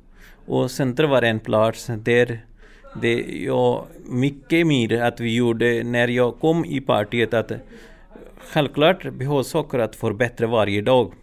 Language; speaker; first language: Swedish; non-native, learner; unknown